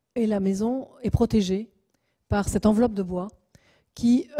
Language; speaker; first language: French; native; French